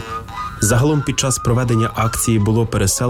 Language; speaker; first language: Ukrainian; native; Ukrainian